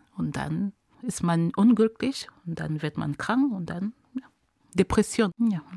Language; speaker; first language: German; non-native, fluent; Ghomala